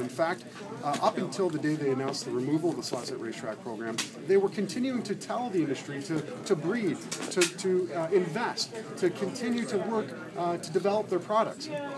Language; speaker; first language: English; native; English